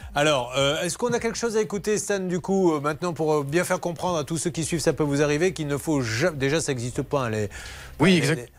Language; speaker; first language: French; native; French